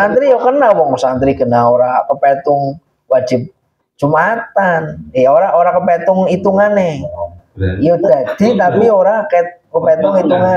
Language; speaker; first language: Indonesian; non-native, local second language; Javanese